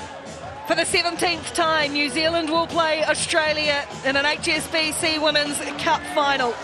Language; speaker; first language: English; native; English